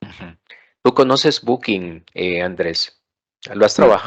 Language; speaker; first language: Spanish; native; Spanish